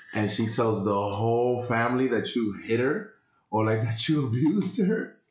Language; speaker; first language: English; early bilingual, other home language; Spanish